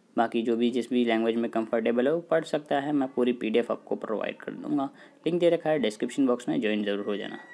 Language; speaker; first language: Hindi; native; Hindi